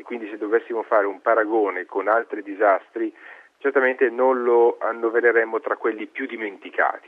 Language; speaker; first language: Italian; native; Italian